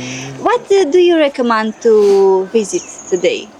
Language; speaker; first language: English; non-native, learner; Romanian